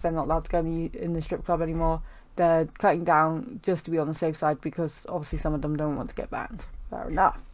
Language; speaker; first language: English; native; English